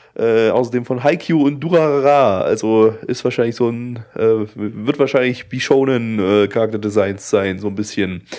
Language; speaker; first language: German; early bilingual, other home language; Russian